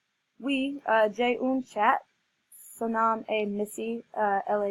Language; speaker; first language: French; non-native, learner; English